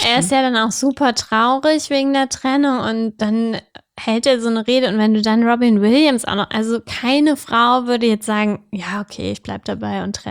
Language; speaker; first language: German; native; German